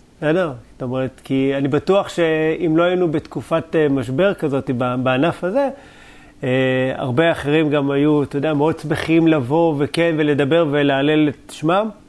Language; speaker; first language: Hebrew; native; Hebrew